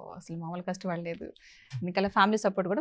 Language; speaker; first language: Telugu; native; Telugu